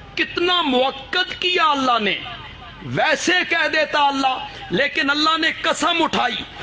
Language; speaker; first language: Urdu; non-native, local second language; Punjabi